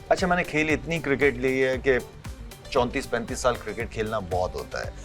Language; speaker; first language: Urdu; non-native, local second language; Pashto